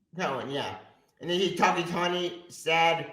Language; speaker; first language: English; native; English